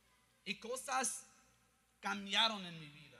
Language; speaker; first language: Spanish; early bilingual, heritage; English